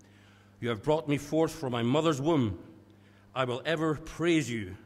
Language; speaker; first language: English; native; English